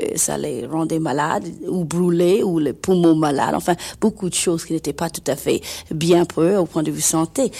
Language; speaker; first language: French; non-native, fluent; English